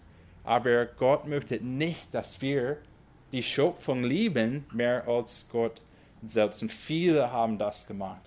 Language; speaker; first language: German; non-native, fluent; English